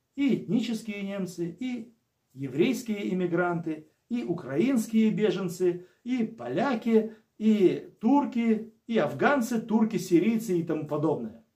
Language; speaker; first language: Russian; native; Russian